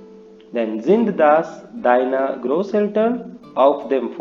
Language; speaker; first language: German; non-native, fluent; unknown